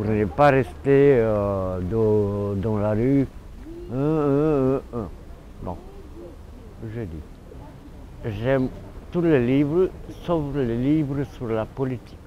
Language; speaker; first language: French; non-native, fluent; Romanian